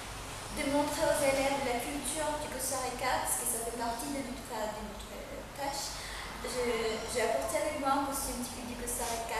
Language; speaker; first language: French; non-native, fluent; Spanish